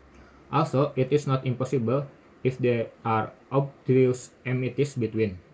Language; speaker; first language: English; non-native, learner; Indonesian